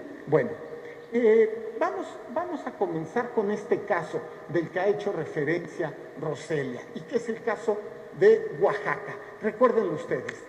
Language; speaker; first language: Spanish; native; Spanish